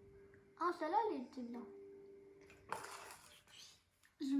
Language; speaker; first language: French; native; French